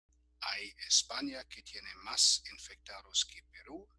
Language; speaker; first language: Spanish; non-native, fluent; German